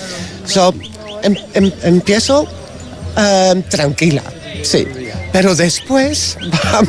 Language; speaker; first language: Spanish; non-native, learner; Dutch